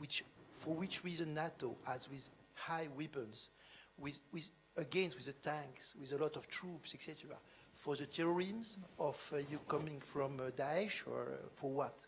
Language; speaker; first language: English; non-native, learner; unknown